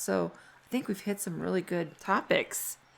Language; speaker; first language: English; native; English